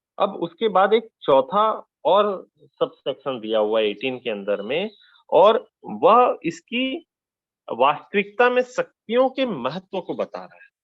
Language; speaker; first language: Hindi; native; Hindi